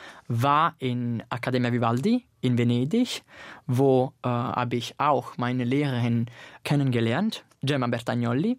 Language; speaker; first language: German; non-native, learner; Italian